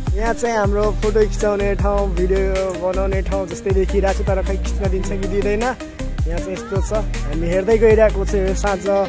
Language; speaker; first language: Nepali; non-native, local second language; Rana Tharu